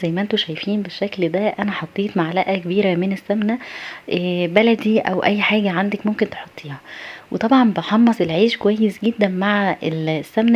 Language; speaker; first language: Arabic; native; Arabic